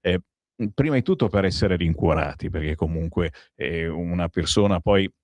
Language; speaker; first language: Italian; native; Italian